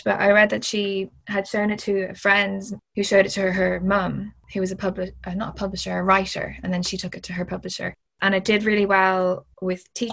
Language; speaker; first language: English; native; English